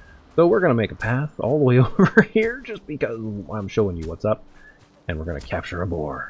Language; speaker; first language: English; native; English